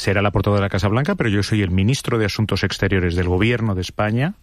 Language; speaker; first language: Spanish; native; Spanish